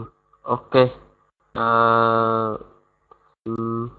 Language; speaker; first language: English; non-native, learner; Vietnamese